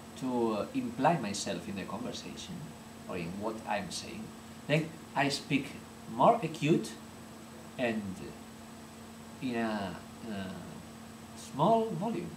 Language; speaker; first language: English; non-native, fluent; Spanish